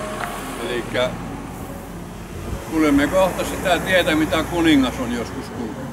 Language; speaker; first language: Finnish; native; Finnish